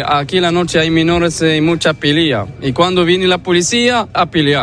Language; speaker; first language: Spanish; non-native, learner; Arabic